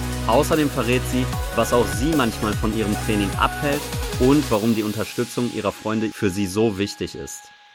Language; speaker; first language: German; native; German